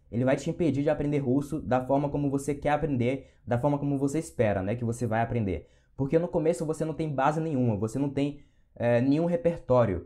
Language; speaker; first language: Portuguese; native; Portuguese